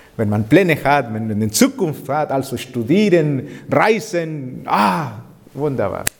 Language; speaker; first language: German; non-native, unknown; Spanish